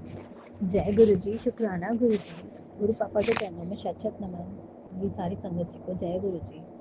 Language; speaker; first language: Hindi; native; Hindi